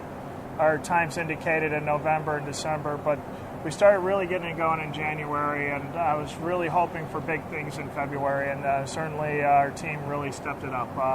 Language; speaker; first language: English; native; English